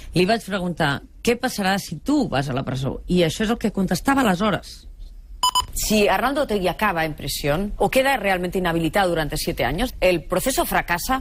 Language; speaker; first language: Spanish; non-native, local second language; Catalan